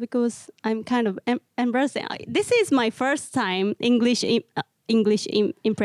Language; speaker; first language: English; non-native, learner; Japanese